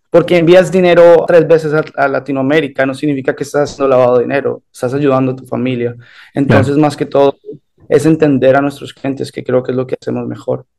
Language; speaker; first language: Spanish; early bilingual, heritage; Spanish